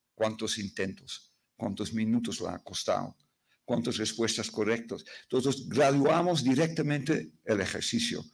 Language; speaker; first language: Spanish; non-native, fluent; Dutch